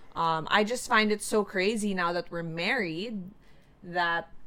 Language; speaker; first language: English; non-native, local second language; Filipino